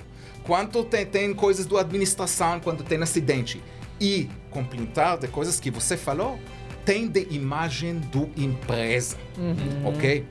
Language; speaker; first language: Portuguese; non-native, learner; Hebrew